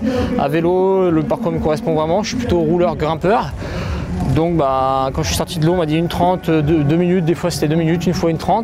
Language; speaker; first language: French; native; French